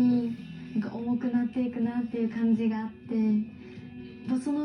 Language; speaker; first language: Japanese; native; Japanese